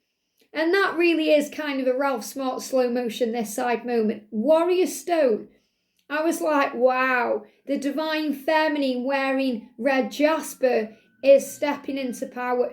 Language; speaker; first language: English; native; English